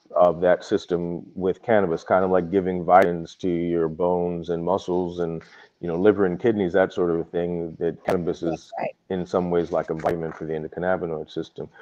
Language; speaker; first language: English; native; English